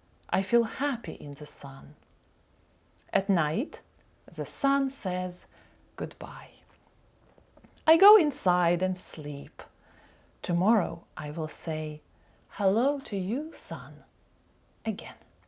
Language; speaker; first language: English; non-native, fluent; Ukrainian